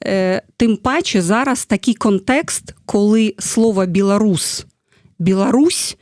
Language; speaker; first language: Ukrainian; non-native, fluent; Russian